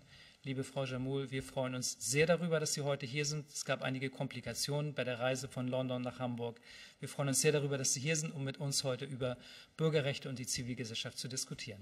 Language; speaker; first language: German; native; German